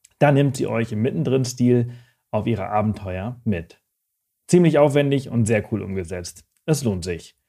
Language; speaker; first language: German; early bilingual, heritage; German